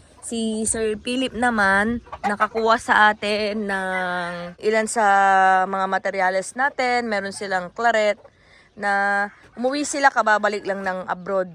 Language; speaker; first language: Filipino; native; Filipino